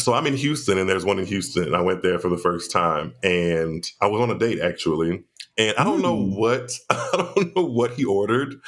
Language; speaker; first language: English; native; English